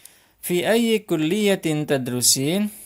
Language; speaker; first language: Arabic; non-native, fluent; Indonesian